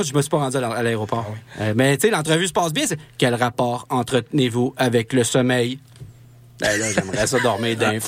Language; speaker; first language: French; native; French